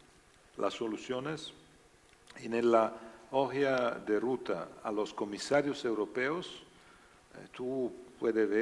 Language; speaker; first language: Spanish; non-native, learner; Italian